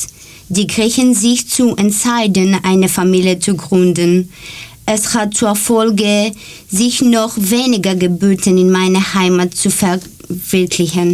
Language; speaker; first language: German; non-native, learner; Greek